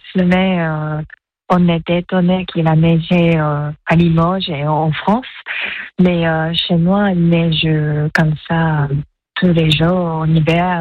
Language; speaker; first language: French; non-native, fluent; Japanese